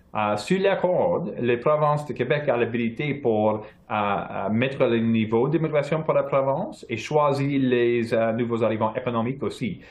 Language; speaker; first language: French; non-native, local second language; English